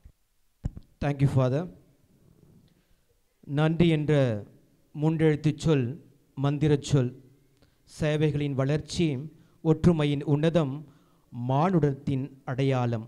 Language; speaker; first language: Tamil; native; Tamil